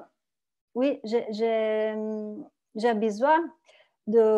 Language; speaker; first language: French; non-native, learner; Italian